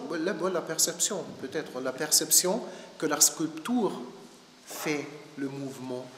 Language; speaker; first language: French; non-native, learner; German